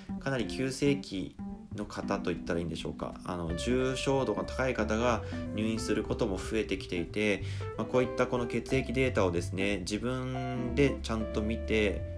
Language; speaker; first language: Japanese; native; Japanese